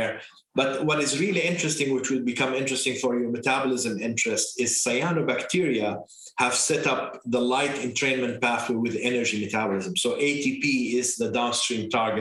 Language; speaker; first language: English; non-native, fluent; Arabic